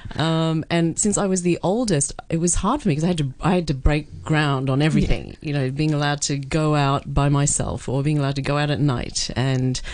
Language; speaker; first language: English; native; English